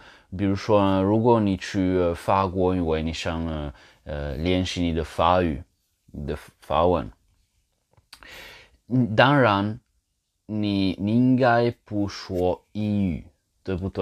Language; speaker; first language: Chinese; non-native, learner; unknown